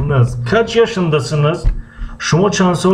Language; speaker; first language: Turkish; non-native, fluent; Tajik